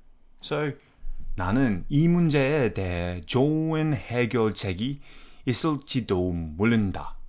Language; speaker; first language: Korean; non-native, fluent; English